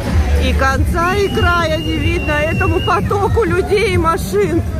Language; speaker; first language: Russian; native; Russian